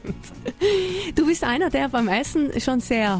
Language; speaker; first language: German; native; German